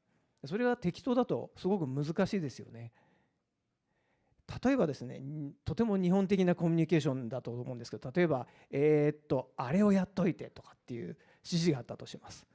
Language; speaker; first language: Japanese; native; Japanese